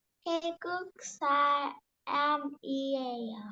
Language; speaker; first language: Korean; non-native, learner; Spanish